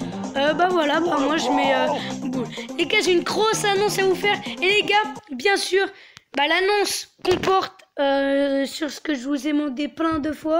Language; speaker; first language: French; native; French